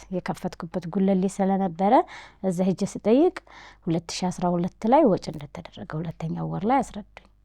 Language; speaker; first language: Amharic; native; Amharic